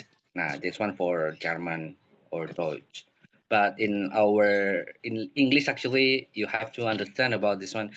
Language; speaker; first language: English; non-native, learner; Indonesian